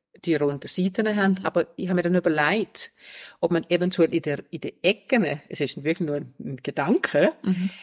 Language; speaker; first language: German; non-native, fluent; Danish